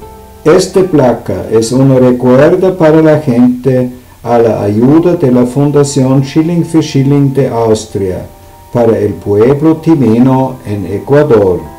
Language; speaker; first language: Spanish; non-native, learner; German